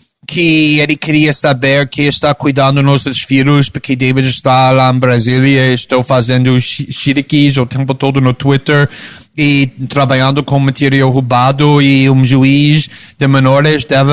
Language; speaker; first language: Portuguese; non-native, fluent; English